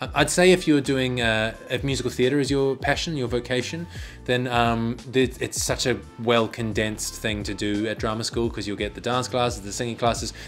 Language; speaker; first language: English; native; English